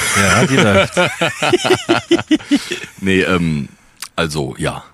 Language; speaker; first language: German; native; German